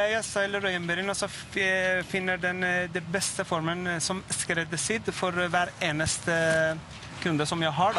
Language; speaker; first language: Norwegian; non-native, fluent; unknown